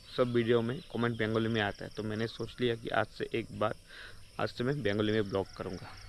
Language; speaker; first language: Hindi; non-native, local second language; Bangla